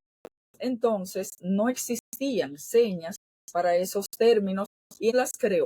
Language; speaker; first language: Spanish; native; Spanish